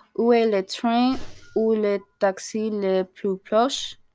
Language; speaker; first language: French; non-native, learner; English